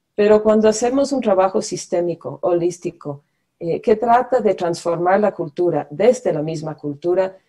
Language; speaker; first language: Spanish; non-native, fluent; English